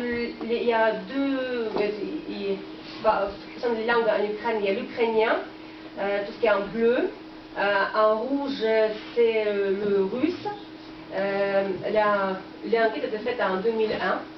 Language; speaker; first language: French; non-native, fluent; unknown